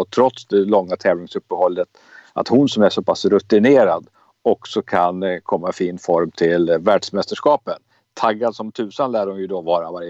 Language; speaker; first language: Swedish; native; Swedish